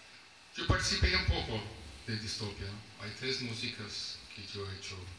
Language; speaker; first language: Spanish; non-native, fluent; Portuguese